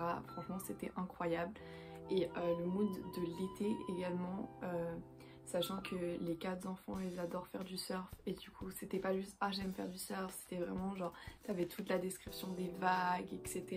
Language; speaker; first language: French; native; French